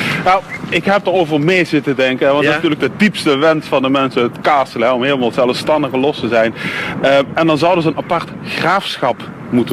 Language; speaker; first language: Dutch; native; Dutch